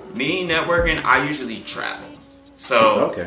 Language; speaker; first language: English; native; English